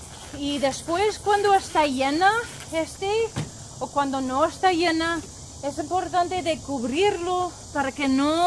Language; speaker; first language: Spanish; non-native, learner; English